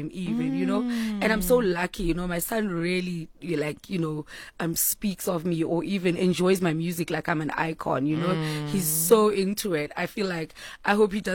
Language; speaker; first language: English; non-native, local second language; Xhosa